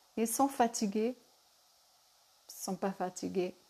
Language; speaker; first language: French; non-native, fluent; Hungarian